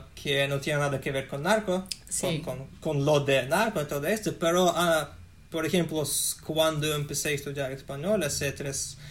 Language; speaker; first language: Spanish; non-native, fluent; Russian